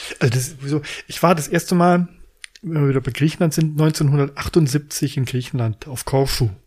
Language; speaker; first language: German; native; German